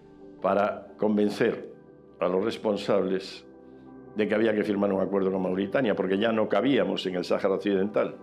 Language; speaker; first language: Spanish; native; Spanish